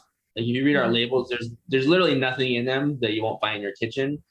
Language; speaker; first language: English; native; English